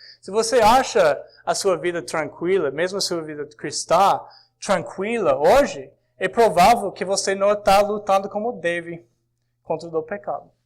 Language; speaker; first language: Portuguese; non-native, fluent; English